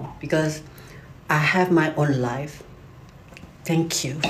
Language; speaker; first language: English; non-native, learner; Malay